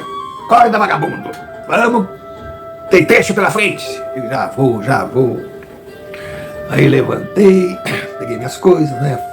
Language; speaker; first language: Portuguese; native; Portuguese